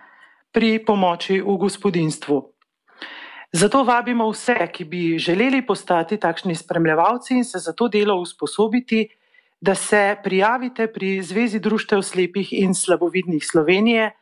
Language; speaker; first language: Slovenian; native; Slovenian